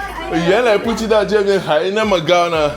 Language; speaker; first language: Chinese; non-native, fluent; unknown